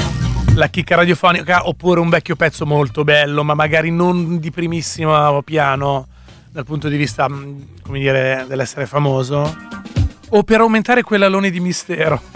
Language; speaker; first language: Italian; native; Italian